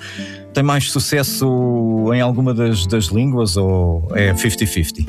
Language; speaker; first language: Portuguese; native; Portuguese